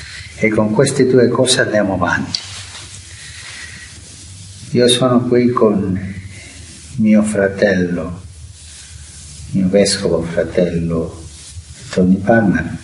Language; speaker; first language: Italian; non-native, fluent; Spanish